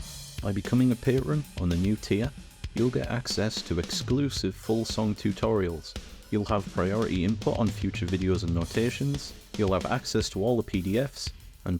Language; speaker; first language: English; native; English